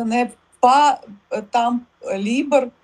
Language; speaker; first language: French; non-native, learner; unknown